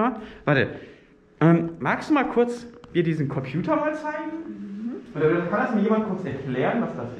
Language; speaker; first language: German; native; German